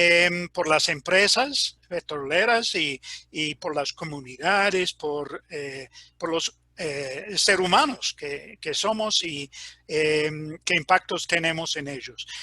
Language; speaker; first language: Spanish; non-native, fluent; English